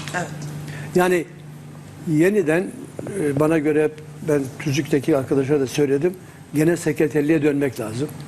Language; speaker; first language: Turkish; native; Turkish